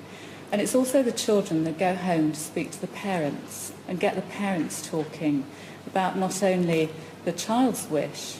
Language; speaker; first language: English; native; English